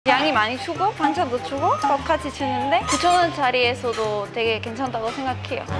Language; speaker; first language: Korean; non-native, fluent; Spanish